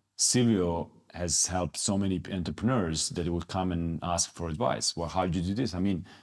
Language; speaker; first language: English; non-native, fluent; Croatian